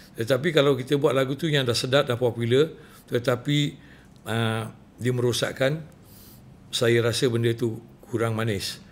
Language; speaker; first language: Malay; native; Malay